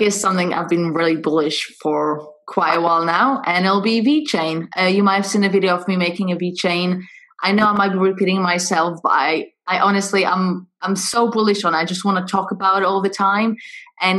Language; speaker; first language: English; non-native, fluent; Polish